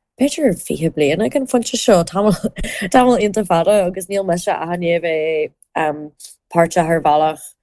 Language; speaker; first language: Irish; native; Irish